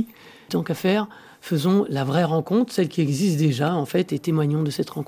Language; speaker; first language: French; native; French